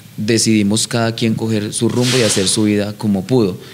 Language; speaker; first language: Spanish; native; Spanish